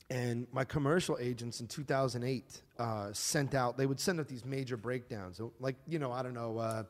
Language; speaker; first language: English; native; English